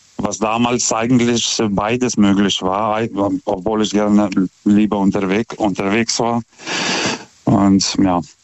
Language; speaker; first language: German; non-native, fluent; Lithuanian